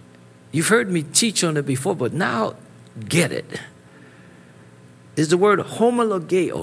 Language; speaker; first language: English; native; English